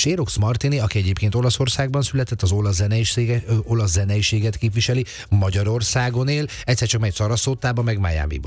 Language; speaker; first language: Hungarian; native; Hungarian